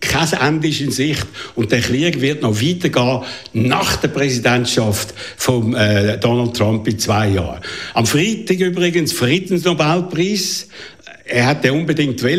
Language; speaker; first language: German; native; German